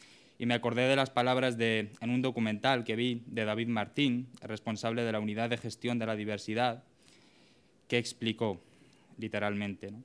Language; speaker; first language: Spanish; native; Spanish